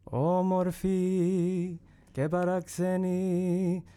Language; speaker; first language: Greek; non-native, learner; Swedish